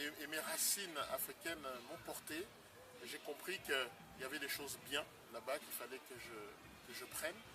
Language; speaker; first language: French; non-native, local second language; Sango